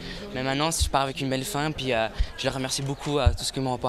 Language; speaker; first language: French; native; French